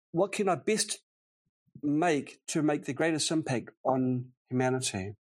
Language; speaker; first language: English; native; English